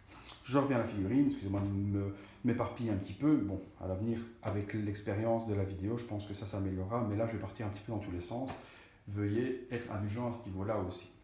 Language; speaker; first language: French; native; French